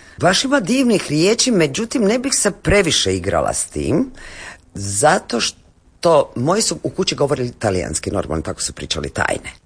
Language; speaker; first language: Croatian; native; Croatian